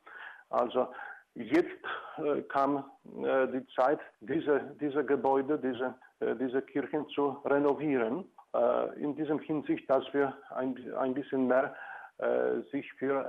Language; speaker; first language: German; non-native, fluent; Polish